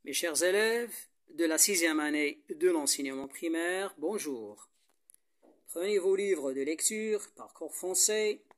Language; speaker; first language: French; non-native, local second language; Arabic